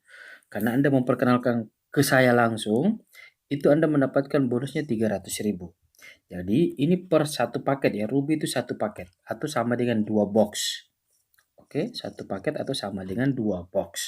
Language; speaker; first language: Indonesian; native; Indonesian